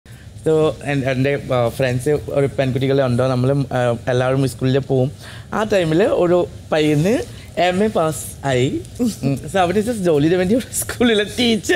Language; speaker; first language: Malayalam; non-native, fluent; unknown